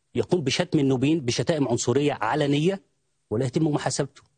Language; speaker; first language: Arabic; native; Arabic